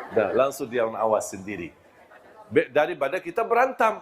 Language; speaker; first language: Malay; non-native, fluent; Arabic